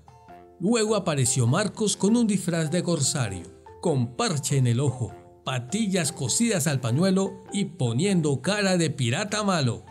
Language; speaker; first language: Spanish; native; Spanish